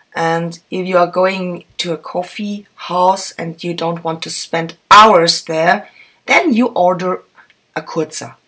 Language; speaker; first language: English; non-native, fluent; German